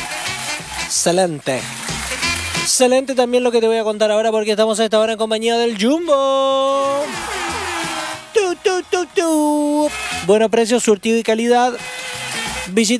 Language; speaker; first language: Spanish; native; Spanish